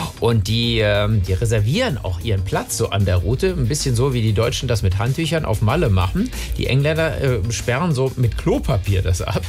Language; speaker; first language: German; native; German